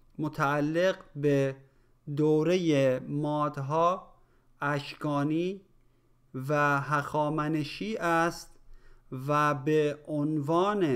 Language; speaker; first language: Persian; native; Persian